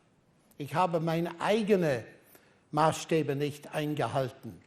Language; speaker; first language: German; non-native, fluent; English